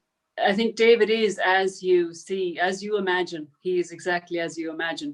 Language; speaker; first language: English; native; English